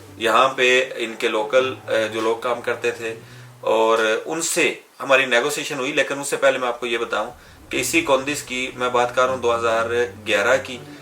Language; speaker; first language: Urdu; non-native, local second language; Punjabi